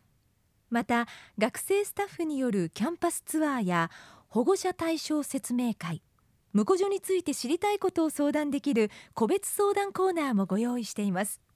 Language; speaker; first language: Japanese; native; Japanese